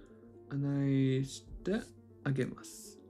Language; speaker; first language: Japanese; non-native, learner; English